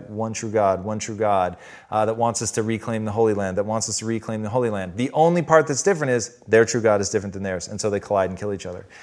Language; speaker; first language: English; native; English